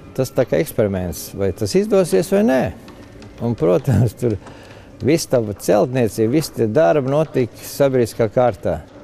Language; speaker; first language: Latvian; native; Latvian